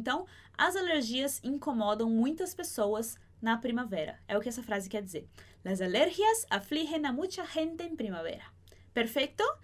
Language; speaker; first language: Portuguese; native; Portuguese